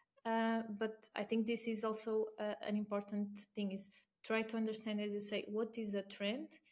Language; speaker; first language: English; non-native, fluent; Portuguese